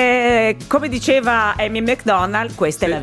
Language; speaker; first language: Italian; native; Italian